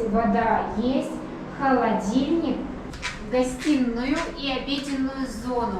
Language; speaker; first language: Russian; native; Russian